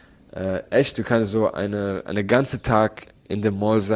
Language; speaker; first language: German; non-native, learner; Arabic